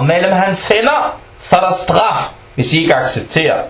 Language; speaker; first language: Danish; non-native, fluent; Arabic